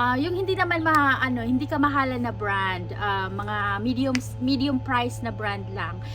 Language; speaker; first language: Filipino; non-native, local second language; Cebuano